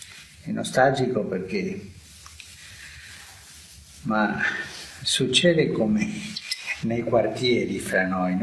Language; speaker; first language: Italian; non-native, fluent; Spanish